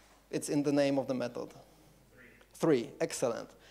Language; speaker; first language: English; non-native, fluent; Polish